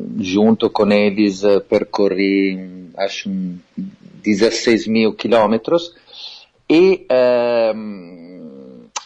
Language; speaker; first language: Portuguese; non-native, fluent; Italian